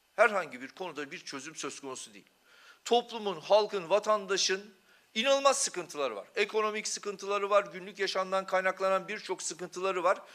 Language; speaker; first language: Turkish; non-native, local second language; Kurdish